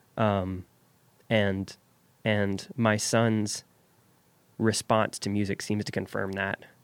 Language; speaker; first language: English; native; English